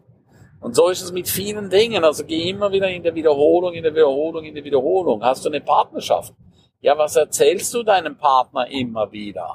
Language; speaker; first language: German; non-native, local second language; Romansh